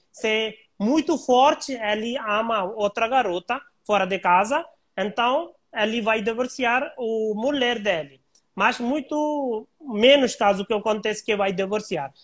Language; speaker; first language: Portuguese; non-native, learner; Hindi